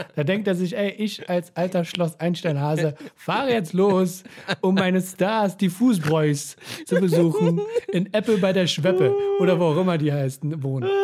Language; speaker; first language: German; early bilingual, other home language; Persian